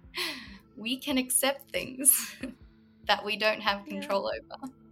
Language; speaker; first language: English; native; English